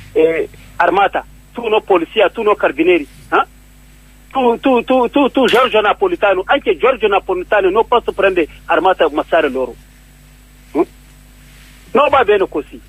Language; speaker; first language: Italian; non-native, learner; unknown